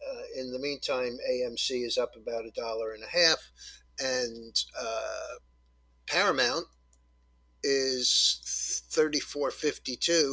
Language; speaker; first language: English; native; English